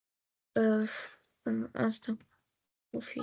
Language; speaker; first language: French; non-native, learner; Arabic